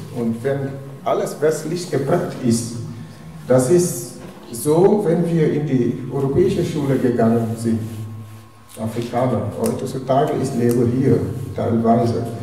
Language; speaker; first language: German; non-native, fluent; Wolof